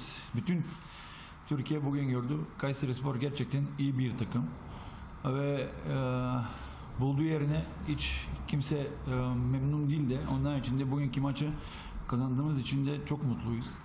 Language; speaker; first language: Turkish; non-native, fluent; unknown